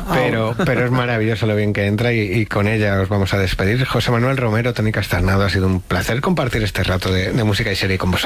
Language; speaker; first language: Spanish; native; Spanish